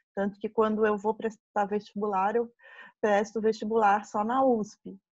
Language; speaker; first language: Portuguese; native; Portuguese